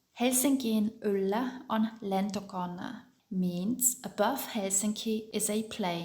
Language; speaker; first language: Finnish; non-native, fluent; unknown